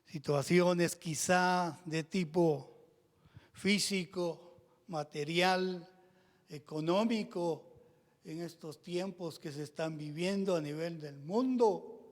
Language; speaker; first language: Spanish; native; Spanish